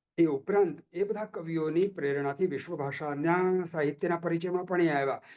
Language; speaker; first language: Gujarati; native; Gujarati